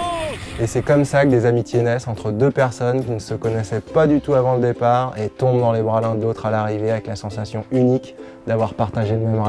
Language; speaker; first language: French; native; French